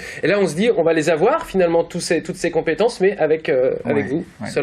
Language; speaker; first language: French; native; French